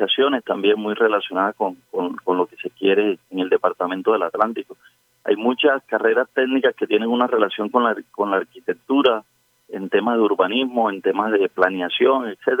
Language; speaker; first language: Spanish; native; Spanish